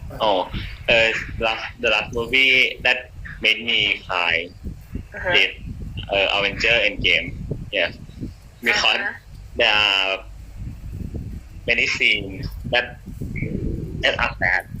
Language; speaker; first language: English; non-native, learner; Thai